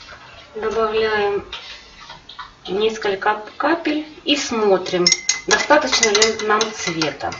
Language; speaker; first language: Russian; native; Russian